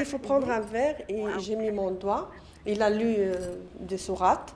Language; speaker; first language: French; non-native, local second language; Arabic